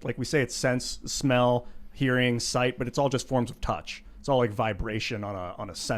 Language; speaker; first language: English; native; English